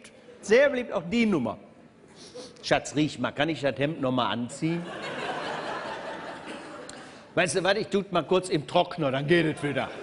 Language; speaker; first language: German; native; German